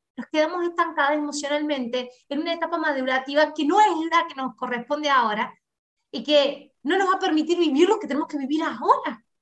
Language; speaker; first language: Spanish; native; Spanish